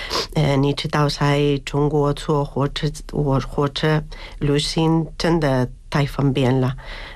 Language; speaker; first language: Chinese; non-native, learner; Spanish